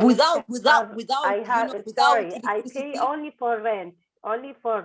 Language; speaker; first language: English; non-native, learner; Arabic